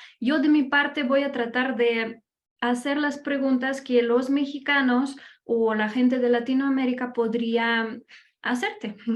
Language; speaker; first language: Spanish; non-native, fluent; Ukrainian